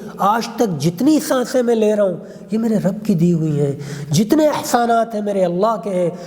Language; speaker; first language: Urdu; non-native, local second language; Pashto